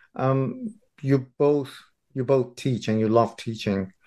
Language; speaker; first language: English; non-native, fluent; Persian